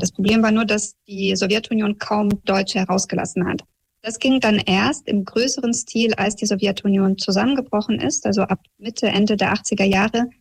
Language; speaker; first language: German; early bilingual, heritage; German